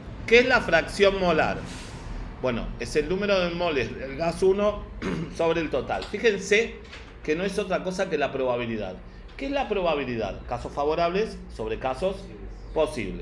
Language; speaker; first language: Spanish; native; Spanish